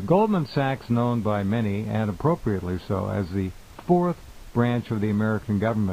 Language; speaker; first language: English; native; English